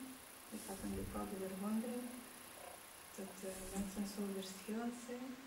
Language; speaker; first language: Dutch; non-native, learner; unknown